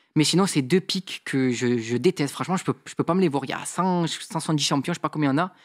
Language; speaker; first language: French; native; French